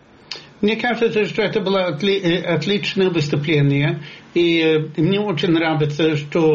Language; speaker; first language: Russian; non-native, fluent; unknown